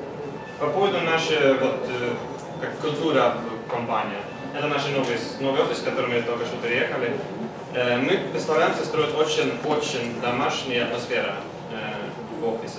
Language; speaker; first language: Russian; non-native, learner; Swedish